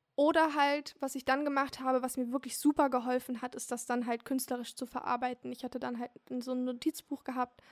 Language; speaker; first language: German; early bilingual, other home language; Turkish